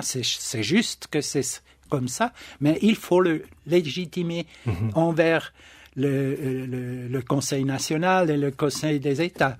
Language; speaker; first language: French; non-native, local second language; German